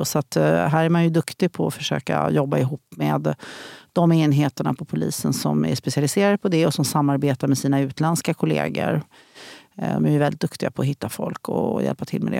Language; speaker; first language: Swedish; native; Swedish